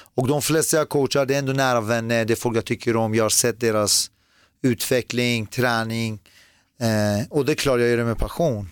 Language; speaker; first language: Swedish; early bilingual, other home language; Persian